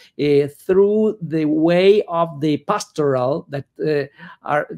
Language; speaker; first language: English; non-native, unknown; Italian